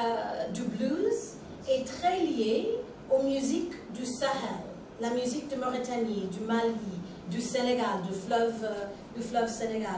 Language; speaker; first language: French; non-native, fluent; English